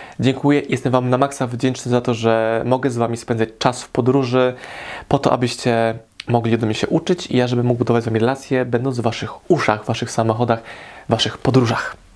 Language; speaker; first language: Polish; native; Polish